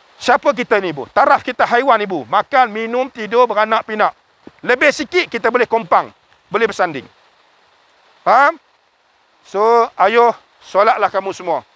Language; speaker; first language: Malay; native; Malay